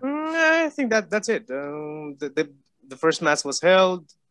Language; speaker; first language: English; non-native, local second language; Filipino